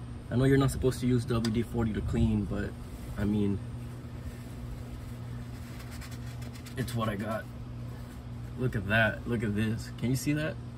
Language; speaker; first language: English; early bilingual, other home language; Spanish